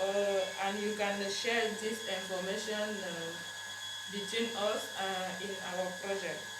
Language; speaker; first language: English; non-native, learner; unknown